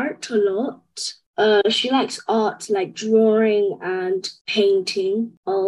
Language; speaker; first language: English; native; English